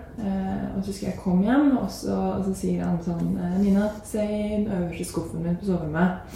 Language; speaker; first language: Norwegian; native; Norwegian